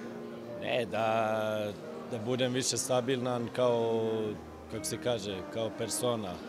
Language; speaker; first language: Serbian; early bilingual, heritage; Serbian